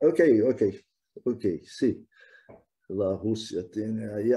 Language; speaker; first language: Spanish; non-native, fluent; Portuguese